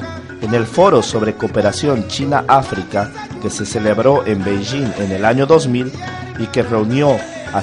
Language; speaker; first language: Spanish; native; Spanish